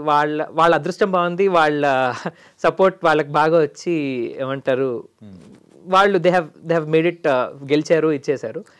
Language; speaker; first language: Telugu; native; Telugu